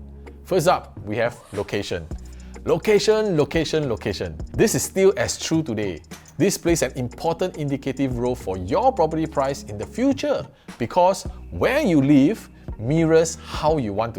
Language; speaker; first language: English; native; English